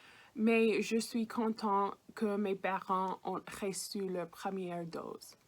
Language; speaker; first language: French; non-native, fluent; English